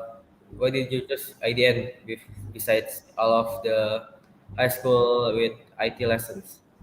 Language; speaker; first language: English; non-native, fluent; Indonesian